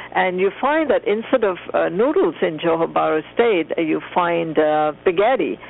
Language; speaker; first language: English; non-native, local second language; Tamil